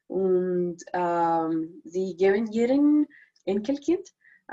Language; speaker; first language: German; non-native, learner; Spanish